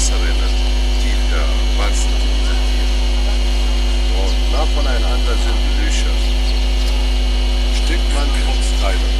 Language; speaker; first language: German; non-native, fluent; Arabic